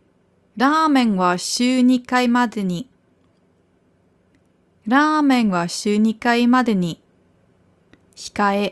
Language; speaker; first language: Japanese; non-native, fluent; German